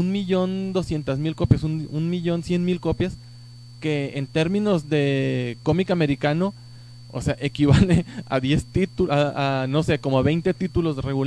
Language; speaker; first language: Spanish; native; Spanish